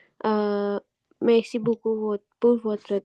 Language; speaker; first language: French; non-native, learner; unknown